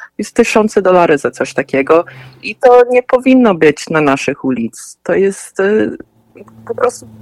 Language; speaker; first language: Polish; early bilingual, heritage; Polish